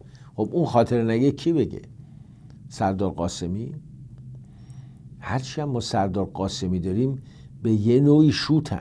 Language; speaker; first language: Persian; native; Persian